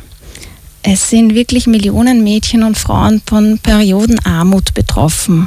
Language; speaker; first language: German; native; German